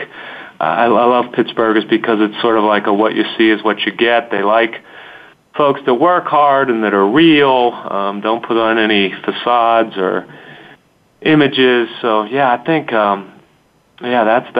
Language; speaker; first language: English; native; English